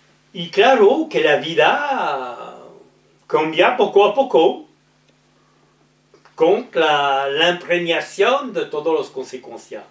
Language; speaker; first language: Spanish; non-native, learner; French